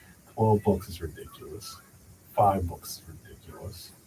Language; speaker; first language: English; native; English